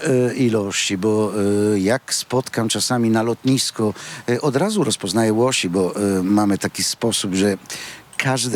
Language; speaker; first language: Polish; non-native, fluent; Italian